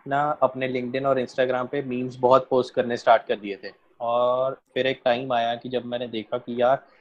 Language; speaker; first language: Hindi; native; Hindi